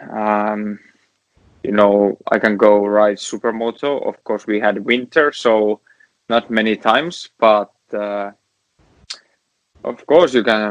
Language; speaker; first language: English; non-native, learner; Finnish